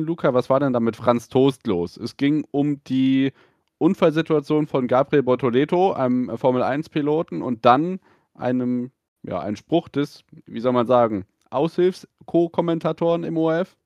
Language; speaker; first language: German; native; German